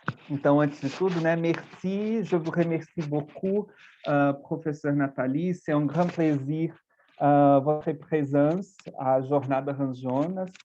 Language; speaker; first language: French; non-native, fluent; Portuguese